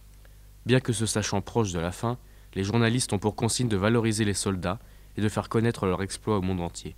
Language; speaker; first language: French; native; French